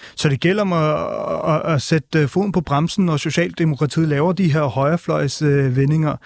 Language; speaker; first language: Danish; native; Danish